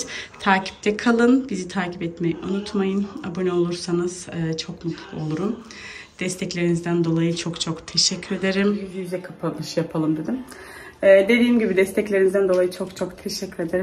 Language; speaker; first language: Turkish; native; Turkish